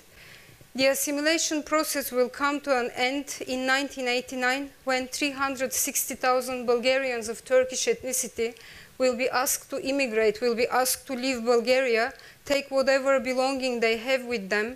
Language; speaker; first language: English; non-native, fluent; Turkish